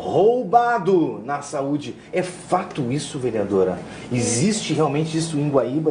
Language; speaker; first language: Portuguese; native; Portuguese